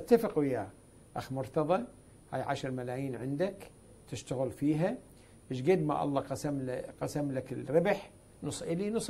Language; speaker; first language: Arabic; native; Arabic